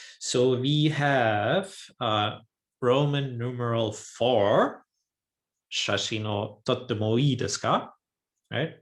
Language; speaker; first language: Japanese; non-native, fluent; English